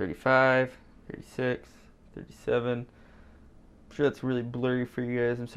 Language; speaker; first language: English; native; English